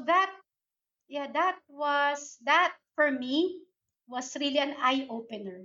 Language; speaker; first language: English; non-native, local second language; Filipino